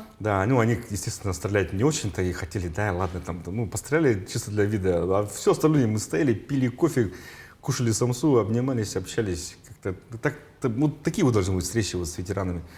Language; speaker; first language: Russian; non-native, local second language; Yakut